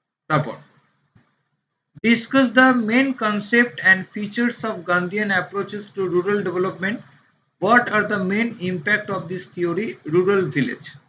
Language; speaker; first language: English; non-native, local second language; Bangla